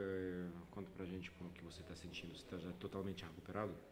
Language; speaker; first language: Portuguese; non-native, fluent; Russian